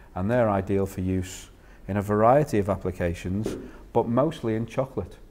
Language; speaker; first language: English; native; English